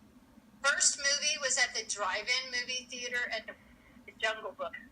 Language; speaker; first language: English; native; English